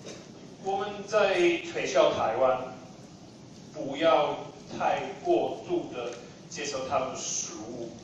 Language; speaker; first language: Chinese; non-native, fluent; English